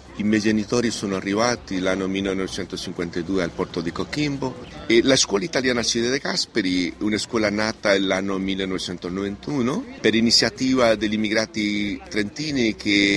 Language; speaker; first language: Italian; early bilingual, heritage; Spanish